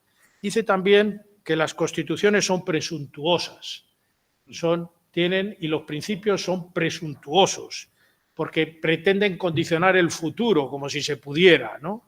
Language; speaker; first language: Spanish; native; Spanish